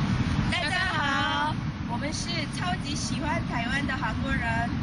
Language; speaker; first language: Chinese; non-native, learner; Korean